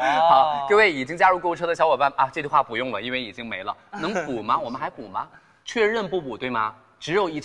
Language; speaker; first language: Chinese; native; Chinese